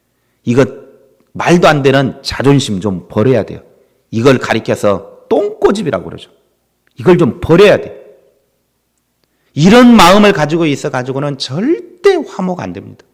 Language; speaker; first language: Korean; native; Korean